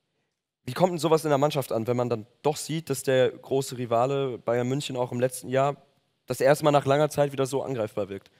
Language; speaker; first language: German; native; German